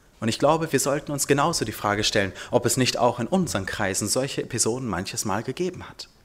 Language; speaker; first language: German; early bilingual, heritage; German